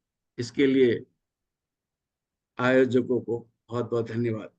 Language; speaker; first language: Hindi; native; Hindi